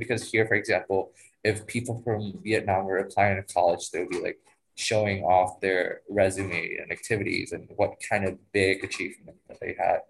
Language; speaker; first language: English; non-native, fluent; Vietnamese